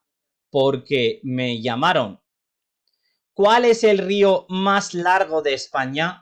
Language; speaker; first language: Spanish; non-native, fluent; Urdu